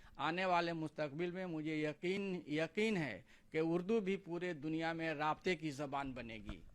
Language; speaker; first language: Urdu; native; Urdu